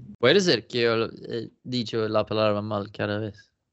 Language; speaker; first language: Spanish; non-native, learner; Swedish